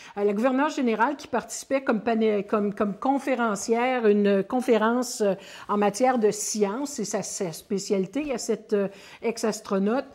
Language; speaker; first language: French; native; French